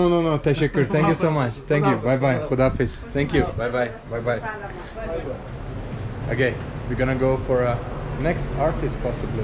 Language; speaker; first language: English; non-native, fluent; Azerbaijani